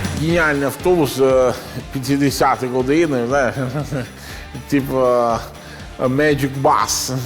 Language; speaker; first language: Ukrainian; non-native, learner; Italian